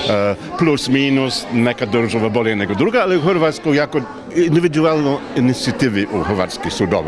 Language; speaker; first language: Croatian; non-native, learner; English